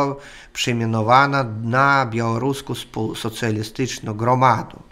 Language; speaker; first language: Polish; non-native, learner; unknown